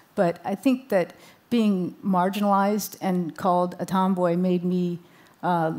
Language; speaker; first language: English; native; English